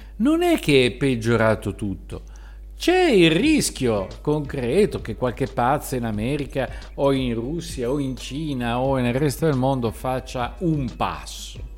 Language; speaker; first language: Italian; native; Italian